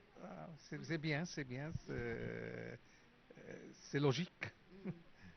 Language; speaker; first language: French; non-native, fluent; Arabic